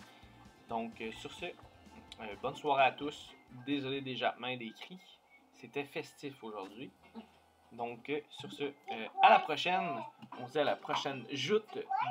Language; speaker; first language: French; native; French